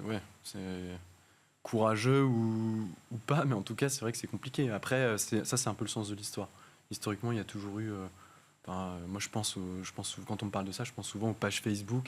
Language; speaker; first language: French; native; French